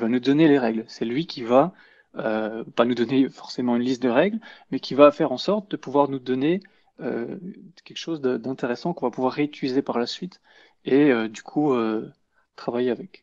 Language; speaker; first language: French; native; French